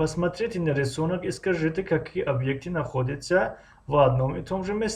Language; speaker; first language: Russian; non-native, fluent; Tajik